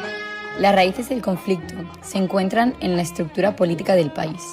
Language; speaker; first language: Spanish; native; Spanish